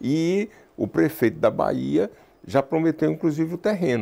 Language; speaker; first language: Portuguese; native; Portuguese